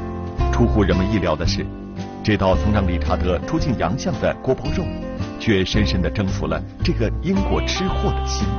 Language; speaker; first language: Chinese; native; Chinese